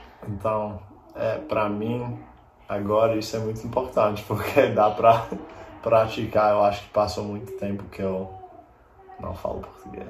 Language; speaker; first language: Portuguese; non-native, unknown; English